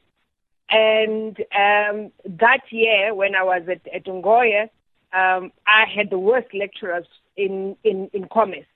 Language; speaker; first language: English; non-native, local second language; Southern Sotho